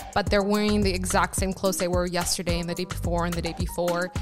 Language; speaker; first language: English; early bilingual, other home language; Spanish